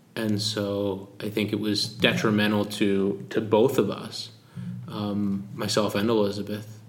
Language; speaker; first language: English; native; English